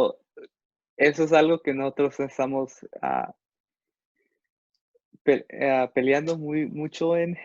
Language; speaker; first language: Spanish; non-native, fluent; English